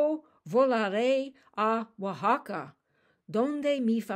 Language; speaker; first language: Spanish; non-native, learner; English